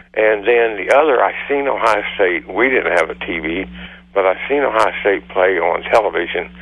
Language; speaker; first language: English; native; English